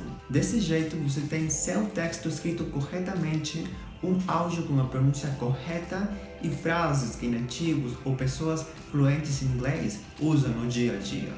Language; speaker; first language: Portuguese; non-native, fluent; Spanish